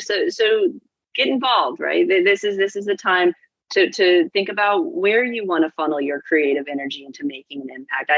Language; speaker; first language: English; native; English